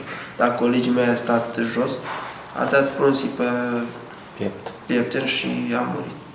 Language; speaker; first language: Romanian; non-native, learner; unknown